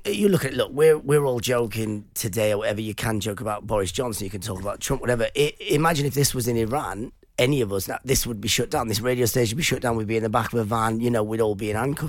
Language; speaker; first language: English; non-native, local second language; Persian